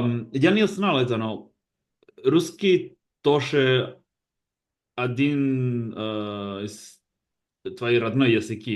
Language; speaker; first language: Russian; non-native, learner; Basque